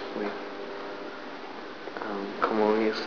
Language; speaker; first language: French; non-native, learner; English